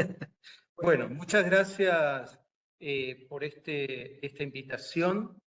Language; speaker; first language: Spanish; native; Spanish